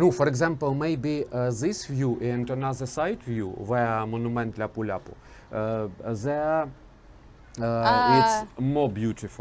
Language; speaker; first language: English; non-native, learner; Ukrainian